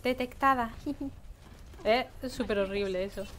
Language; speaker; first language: Spanish; native; Spanish